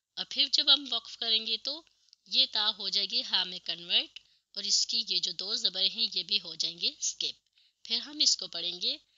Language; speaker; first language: Urdu; native; Urdu